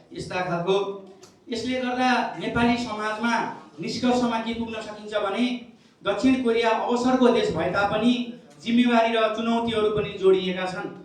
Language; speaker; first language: Nepali; native; Nepali